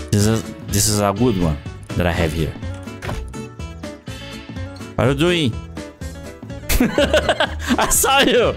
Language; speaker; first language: English; non-native, learner; Portuguese